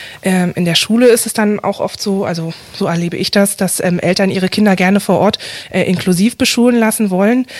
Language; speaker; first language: German; native; German